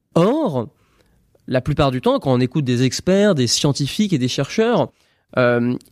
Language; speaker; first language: French; native; French